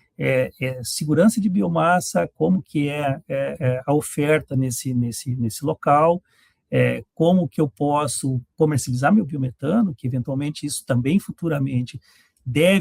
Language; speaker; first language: Portuguese; native; Portuguese